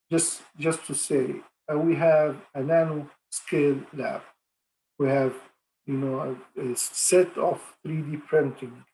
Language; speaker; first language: English; non-native, fluent; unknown